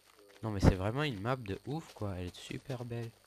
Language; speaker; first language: French; native; French